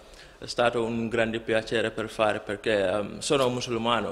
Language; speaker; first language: Italian; non-native, learner; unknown